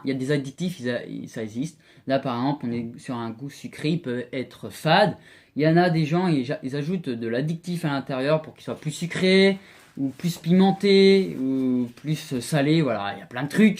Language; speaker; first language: French; native; French